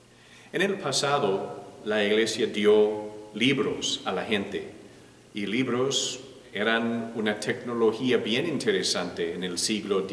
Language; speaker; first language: Spanish; non-native, learner; English